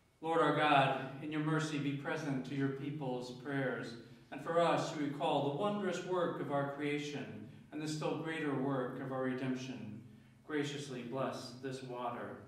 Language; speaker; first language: English; native; English